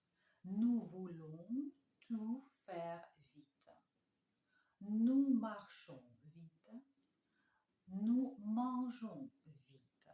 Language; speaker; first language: French; non-native, fluent; Russian